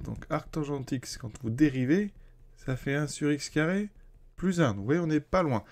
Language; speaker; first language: French; native; French